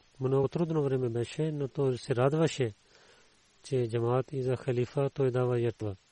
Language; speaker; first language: Bulgarian; non-native, learner; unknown